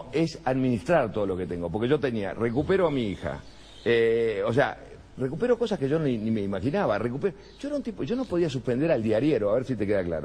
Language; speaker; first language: Spanish; native; Spanish